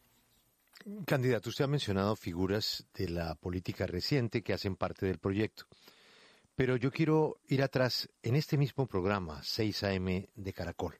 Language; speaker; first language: Spanish; native; Spanish